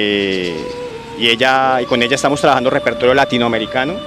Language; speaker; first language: Spanish; native; Spanish